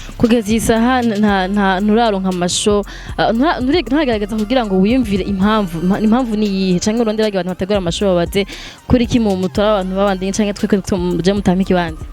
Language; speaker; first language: Rundi; native; Rundi